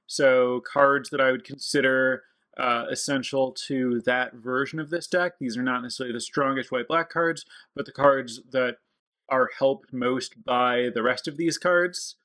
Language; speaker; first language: English; native; English